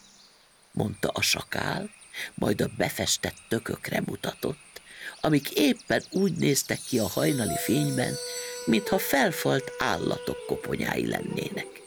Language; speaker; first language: Hungarian; native; Hungarian